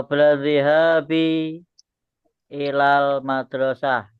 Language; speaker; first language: Arabic; non-native, fluent; Indonesian